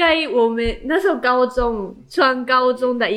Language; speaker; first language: Chinese; non-native, learner; Japanese